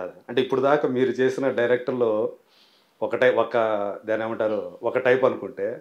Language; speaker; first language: Telugu; native; Telugu